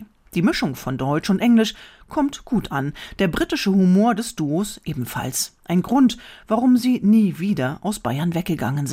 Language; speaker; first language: German; native; German